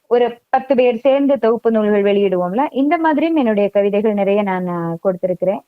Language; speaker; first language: Tamil; non-native, local second language; Malayalam